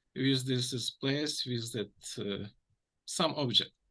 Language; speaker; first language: English; non-native, fluent; Ukrainian